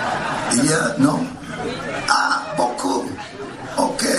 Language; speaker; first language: French; non-native, learner; English